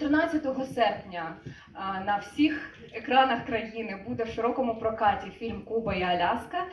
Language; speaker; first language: Ukrainian; native; Ukrainian